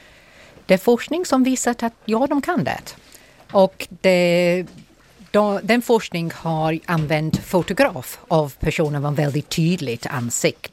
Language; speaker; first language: Swedish; non-native, fluent; English